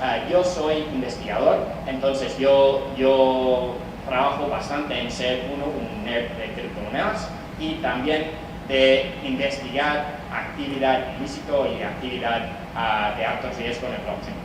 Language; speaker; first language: Spanish; non-native, fluent; English